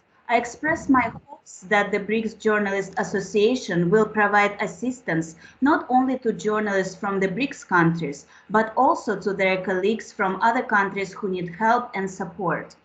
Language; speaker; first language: English; non-native, fluent; Russian